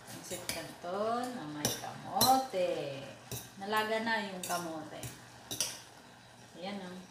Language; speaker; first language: Filipino; native; Filipino